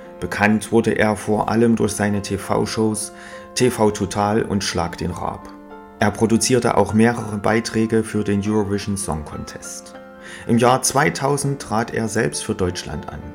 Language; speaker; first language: German; native; German